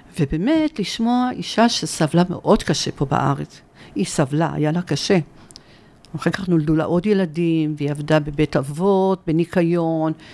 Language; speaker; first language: Hebrew; early bilingual, other home language; Arabic